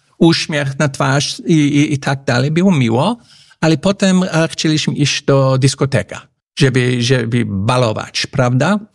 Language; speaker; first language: Polish; non-native, fluent; English